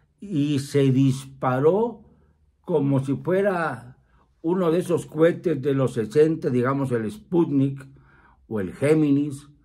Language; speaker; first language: Spanish; native; Spanish